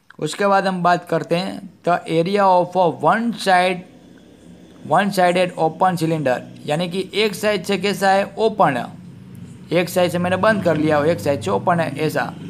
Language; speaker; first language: Hindi; non-native, local second language; Gujarati